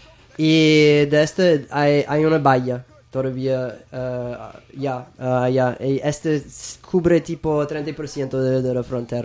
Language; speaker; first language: Spanish; non-native, fluent; English